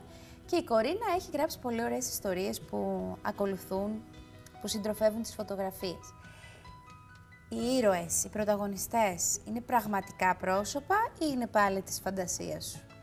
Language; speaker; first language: Greek; native; Greek